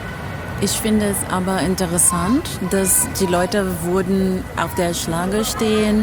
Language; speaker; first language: German; non-native, fluent; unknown